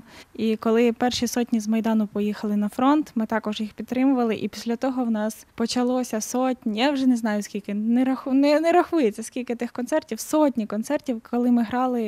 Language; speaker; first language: Ukrainian; native; Ukrainian